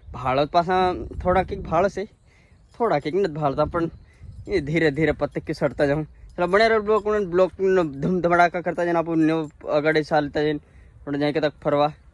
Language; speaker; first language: Gujarati; non-native, local second language; Bhili